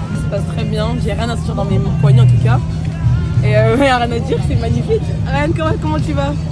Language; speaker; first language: French; native; French